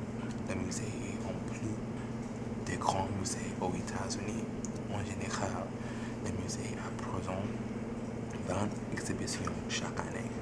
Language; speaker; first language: French; non-native, learner; English